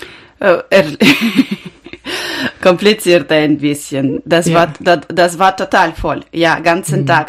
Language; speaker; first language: German; non-native, learner; Ukrainian